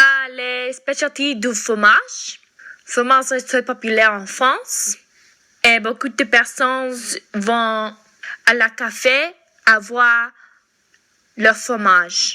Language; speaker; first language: French; non-native, learner; English